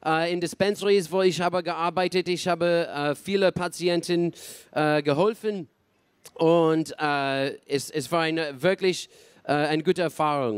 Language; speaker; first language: German; non-native, learner; English